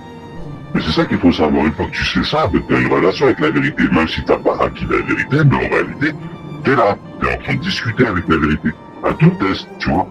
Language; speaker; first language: French; native; French